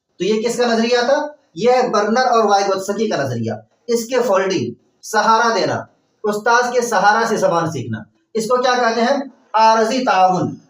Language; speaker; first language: Urdu; native; Urdu